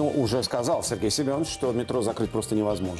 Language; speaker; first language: Russian; native; Russian